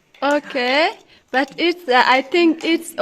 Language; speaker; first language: English; non-native, learner; Persian